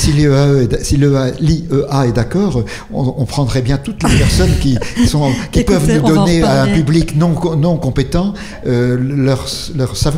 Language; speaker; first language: French; native; French